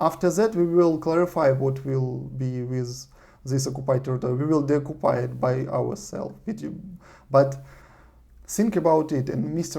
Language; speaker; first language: English; non-native, learner; Russian